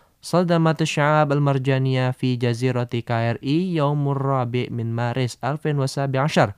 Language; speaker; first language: Arabic; non-native, fluent; Indonesian